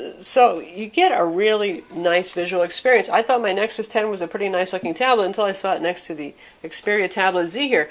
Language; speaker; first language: English; native; English